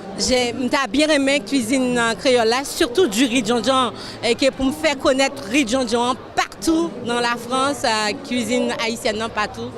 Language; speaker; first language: French; non-native, local second language; Haitian Creole